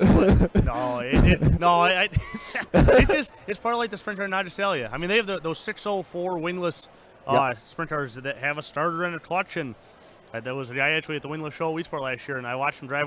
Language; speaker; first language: English; native; English